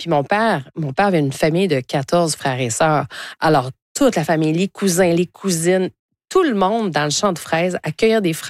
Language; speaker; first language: French; native; French